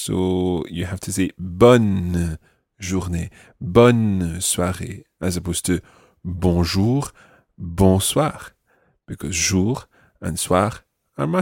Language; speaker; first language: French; non-native, fluent; English